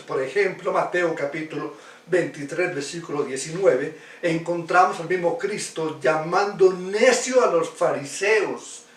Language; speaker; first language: Spanish; native; Spanish